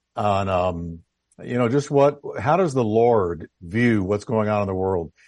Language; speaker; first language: English; native; English